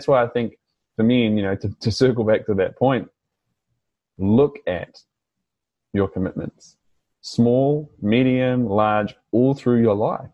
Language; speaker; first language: English; native; English